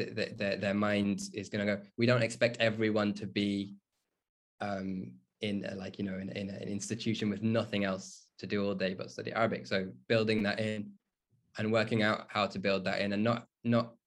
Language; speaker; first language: English; native; English